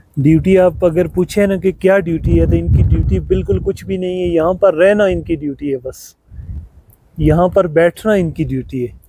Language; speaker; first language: Urdu; non-native, local second language; Punjabi